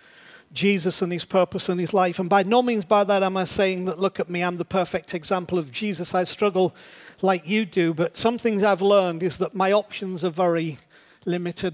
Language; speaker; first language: English; native; English